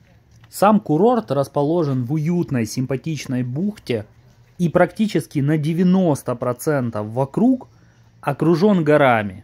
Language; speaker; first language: Russian; native; Russian